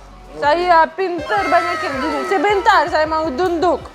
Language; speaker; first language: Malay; non-native, learner; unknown